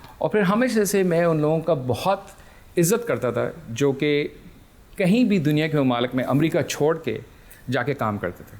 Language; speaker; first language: Urdu; early bilingual, heritage; Urdu